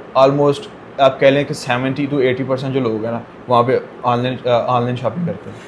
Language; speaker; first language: Urdu; non-native, local second language; Punjabi